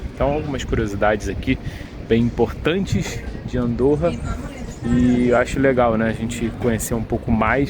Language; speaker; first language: Portuguese; native; Portuguese